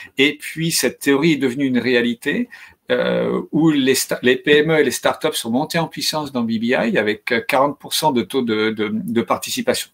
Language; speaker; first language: French; native; French